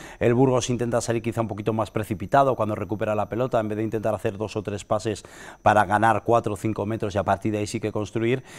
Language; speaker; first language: Spanish; native; Spanish